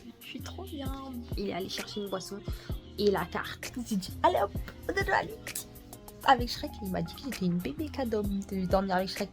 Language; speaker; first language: French; native; French